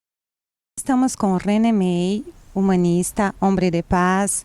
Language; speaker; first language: Spanish; non-native, fluent; Portuguese